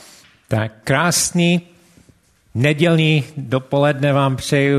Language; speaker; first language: Czech; non-native, fluent; English